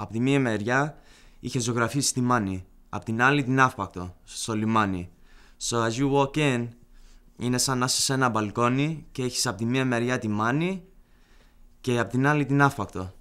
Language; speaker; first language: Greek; early bilingual, heritage; Greek